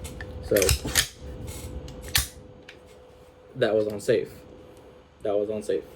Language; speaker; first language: English; native; English